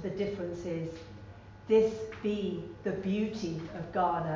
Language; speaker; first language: English; native; English